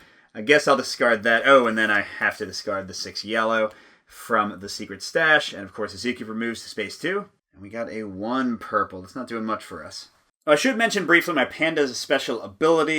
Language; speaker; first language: English; native; English